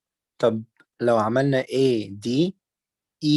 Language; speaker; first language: Arabic; native; Arabic